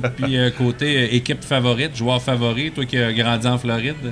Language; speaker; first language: French; native; French